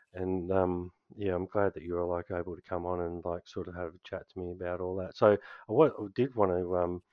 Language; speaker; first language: English; native; English